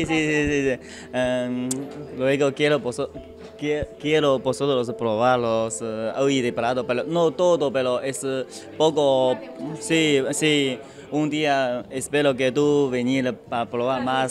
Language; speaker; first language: Spanish; non-native, learner; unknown